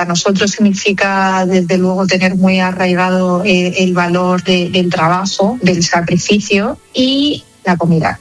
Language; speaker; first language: Spanish; native; Spanish